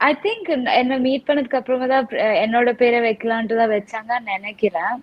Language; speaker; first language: Tamil; non-native, local second language; Telugu